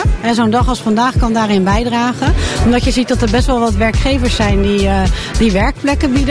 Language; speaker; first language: Dutch; native; Dutch